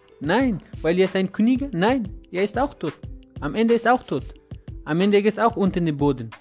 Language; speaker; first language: German; non-native, learner; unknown